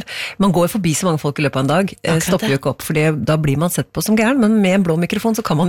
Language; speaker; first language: Norwegian; native; Norwegian